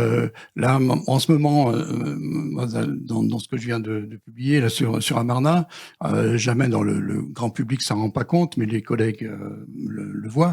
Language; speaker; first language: French; native; French